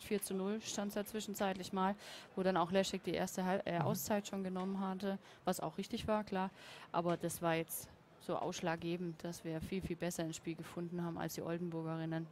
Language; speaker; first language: German; native; German